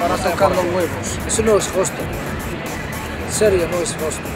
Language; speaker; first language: Spanish; non-native, learner; Arabic